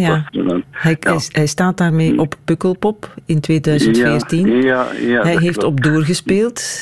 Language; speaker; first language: Dutch; native; Dutch